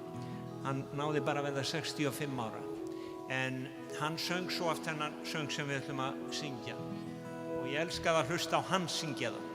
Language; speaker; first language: Icelandic; non-native, fluent; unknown